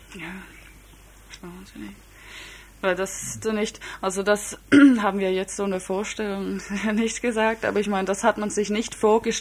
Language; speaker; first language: German; non-native, fluent; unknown